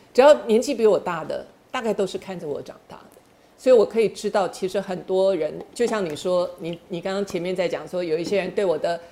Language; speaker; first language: Chinese; native; Chinese